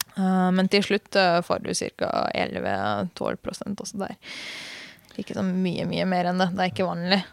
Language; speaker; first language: Norwegian; non-native, fluent; Hungarian